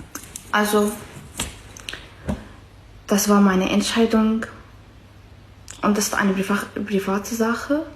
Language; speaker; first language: German; non-native, fluent; Arabic